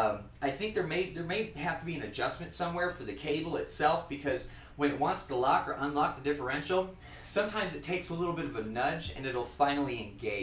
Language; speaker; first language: English; native; English